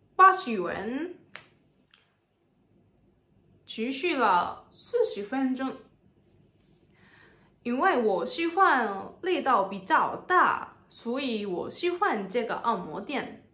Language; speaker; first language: Chinese; non-native, learner; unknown